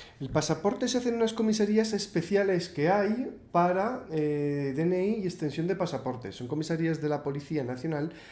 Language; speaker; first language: Spanish; native; Spanish